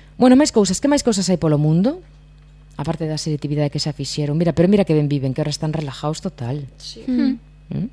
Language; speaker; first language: Galician; native; Galician